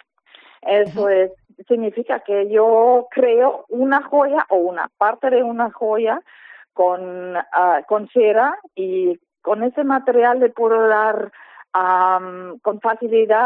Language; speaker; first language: Spanish; non-native, fluent; German